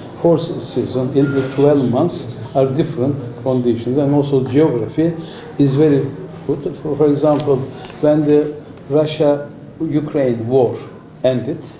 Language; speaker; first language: English; non-native, fluent; Turkish